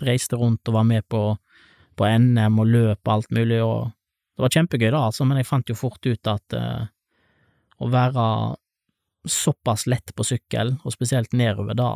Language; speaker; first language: Norwegian; native; Norwegian